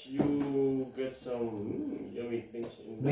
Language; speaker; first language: English; non-native, fluent; Dutch